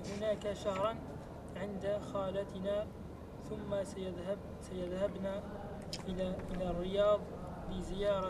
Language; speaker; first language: Arabic; non-native, learner; French